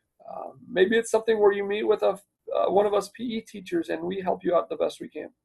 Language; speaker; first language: English; native; English